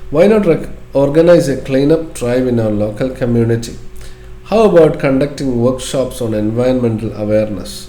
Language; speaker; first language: English; non-native, local second language; Malayalam